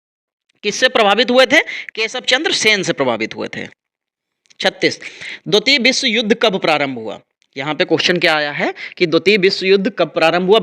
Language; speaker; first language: Hindi; native; Hindi